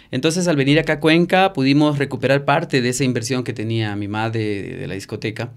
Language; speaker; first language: Spanish; native; Spanish